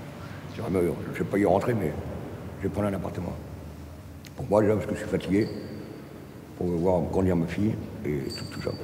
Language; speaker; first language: French; native; French